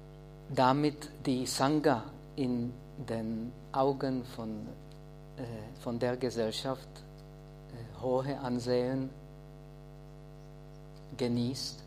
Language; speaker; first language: German; non-native, fluent; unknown